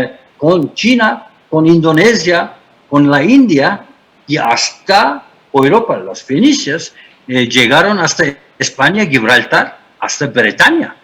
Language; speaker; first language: Spanish; non-native, fluent; Turkish